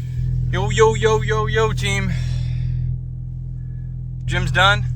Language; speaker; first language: English; native; English